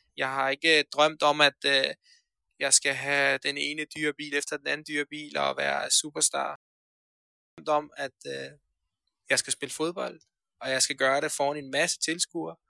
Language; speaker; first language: Danish; early bilingual, other home language; Persian